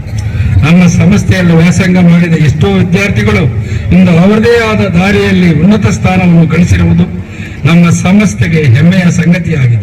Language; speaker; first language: Kannada; native; Kannada